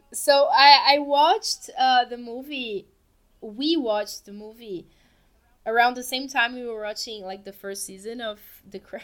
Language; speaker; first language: English; non-native, fluent; Portuguese